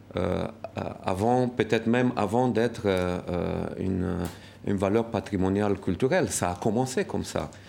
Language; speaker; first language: French; non-native, fluent; Romanian